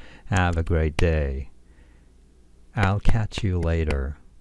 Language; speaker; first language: English; non-native, fluent; Japanese